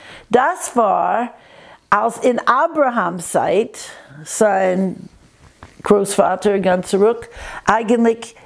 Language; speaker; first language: German; non-native, fluent; English